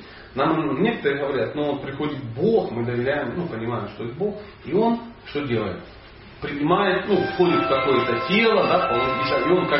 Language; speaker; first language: Russian; native; Russian